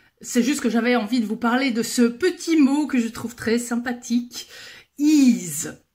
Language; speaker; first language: French; native; French